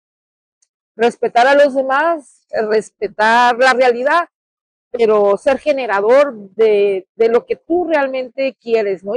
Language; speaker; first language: Spanish; native; Spanish